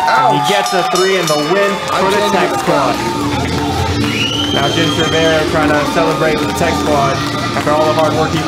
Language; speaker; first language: English; native; English